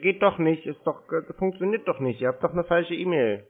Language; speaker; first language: German; native; German